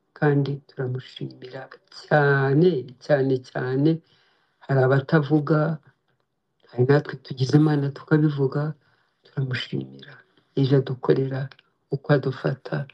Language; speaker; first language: Kinyarwanda; native; Kinyarwanda